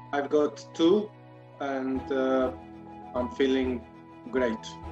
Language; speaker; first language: English; non-native, fluent; Romanian